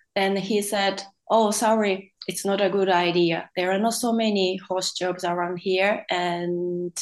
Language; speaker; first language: English; non-native, fluent; Japanese